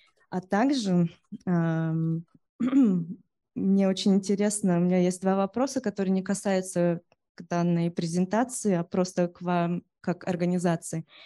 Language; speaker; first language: Russian; early bilingual, heritage; Russian